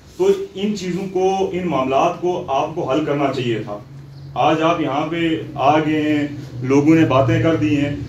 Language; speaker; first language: Urdu; non-native, local second language; Punjabi